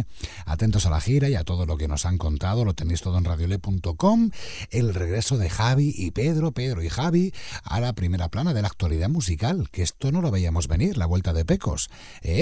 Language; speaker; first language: Spanish; native; Spanish